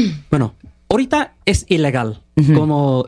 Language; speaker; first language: Spanish; non-native, learner; Bangla